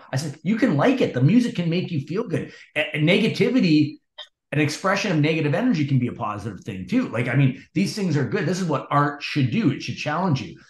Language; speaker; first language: English; native; English